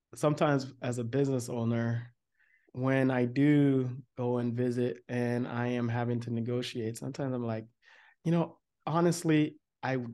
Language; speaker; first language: English; early bilingual, other home language; Yoruba